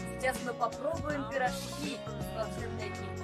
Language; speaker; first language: Russian; native; Russian